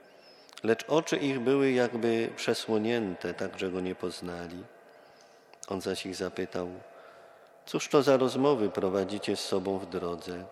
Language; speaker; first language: Polish; native; Polish